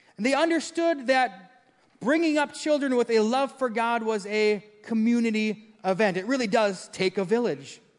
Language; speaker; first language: English; native; English